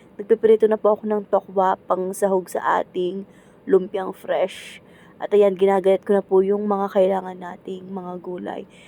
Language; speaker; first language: Filipino; native; Filipino